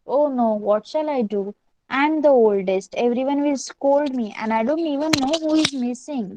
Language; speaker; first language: English; non-native, local second language; Marathi